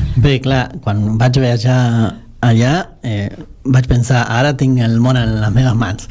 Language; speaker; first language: Catalan; non-native, fluent; Spanish